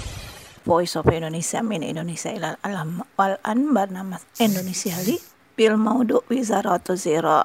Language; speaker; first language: Arabic; non-native, fluent; Indonesian